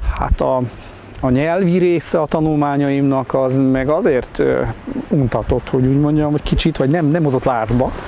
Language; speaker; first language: Hungarian; native; Hungarian